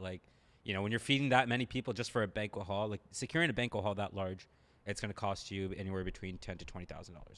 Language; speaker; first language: English; early bilingual, other home language; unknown